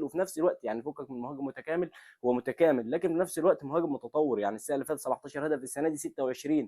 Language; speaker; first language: Arabic; native; Arabic